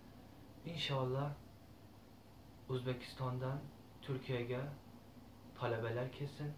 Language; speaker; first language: Turkish; non-native, learner; Uzbek